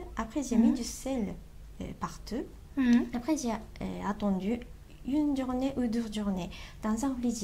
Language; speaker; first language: French; non-native, learner; Japanese